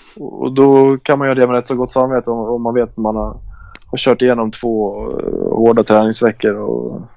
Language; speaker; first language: Swedish; native; Swedish